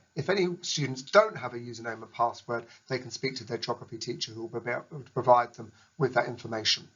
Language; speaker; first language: English; native; English